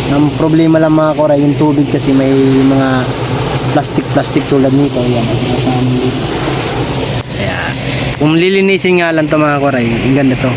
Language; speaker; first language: Filipino; non-native, local second language; Waray